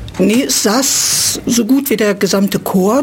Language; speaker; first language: German; native; German